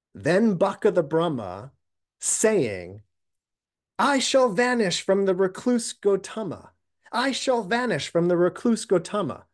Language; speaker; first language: English; native; English